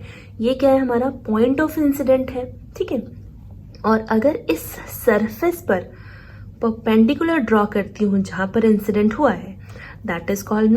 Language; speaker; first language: Hindi; native; Hindi